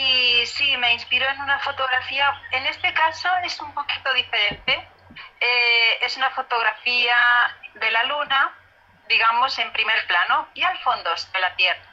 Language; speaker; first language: Spanish; native; Spanish